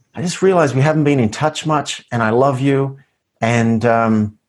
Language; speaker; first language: English; native; English